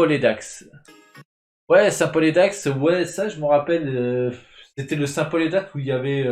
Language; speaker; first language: French; native; French